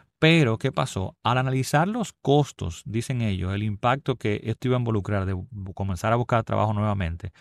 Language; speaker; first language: Spanish; native; Spanish